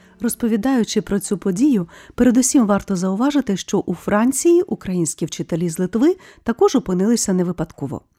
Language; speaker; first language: Ukrainian; native; Ukrainian